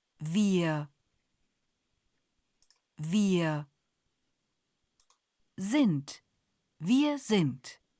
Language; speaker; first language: German; non-native, learner; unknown